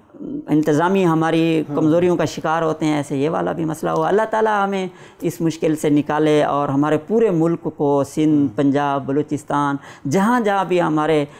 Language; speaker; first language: Urdu; non-native, local second language; Saraiki